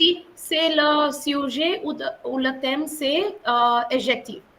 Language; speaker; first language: French; non-native, learner; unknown